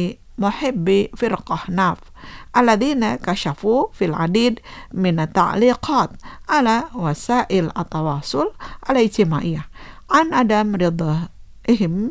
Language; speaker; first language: Arabic; non-native, fluent; Indonesian